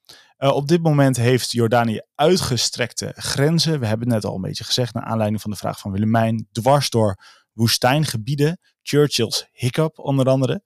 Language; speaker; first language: Dutch; native; Dutch